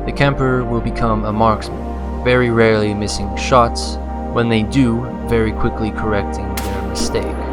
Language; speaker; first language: English; native; English